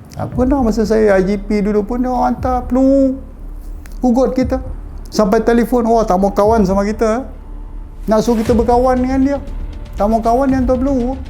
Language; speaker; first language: Malay; native; Malay